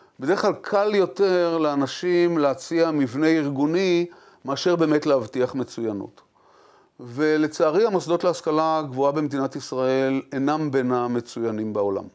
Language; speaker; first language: Hebrew; native; Hebrew